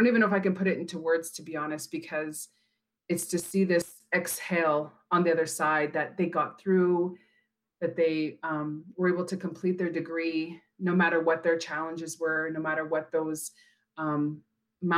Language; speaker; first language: English; native; English